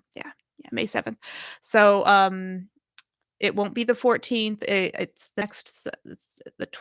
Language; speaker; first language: English; native; English